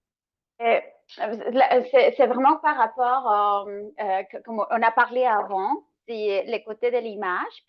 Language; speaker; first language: French; non-native, fluent; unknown